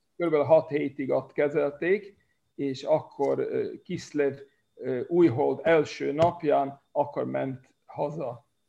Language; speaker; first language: Hungarian; early bilingual, heritage; Hungarian